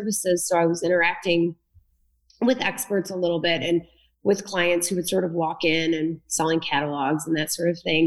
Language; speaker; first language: English; native; English